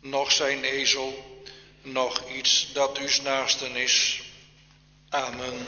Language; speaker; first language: Dutch; native; Dutch